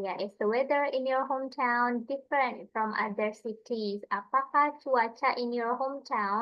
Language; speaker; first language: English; non-native, learner; Indonesian